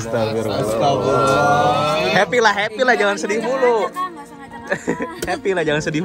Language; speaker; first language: Indonesian; native; Indonesian